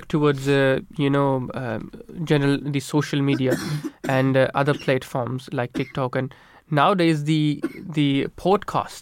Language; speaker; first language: English; non-native, local second language; Urdu